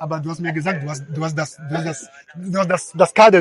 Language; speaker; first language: German; non-native, learner; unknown